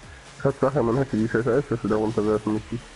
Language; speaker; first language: German; native; German